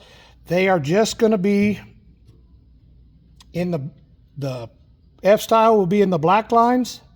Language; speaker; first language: English; native; English